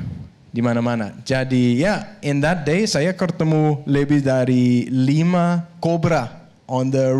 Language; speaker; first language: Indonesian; non-native, fluent; Danish